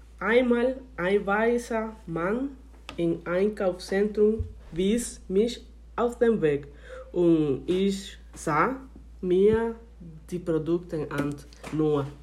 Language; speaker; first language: German; non-native, learner; Spanish